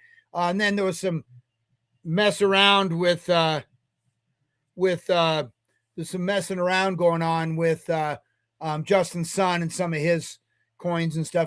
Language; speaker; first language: English; native; English